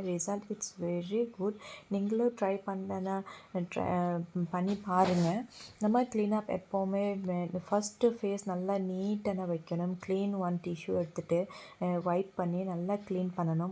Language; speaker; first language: Tamil; non-native, fluent; Assamese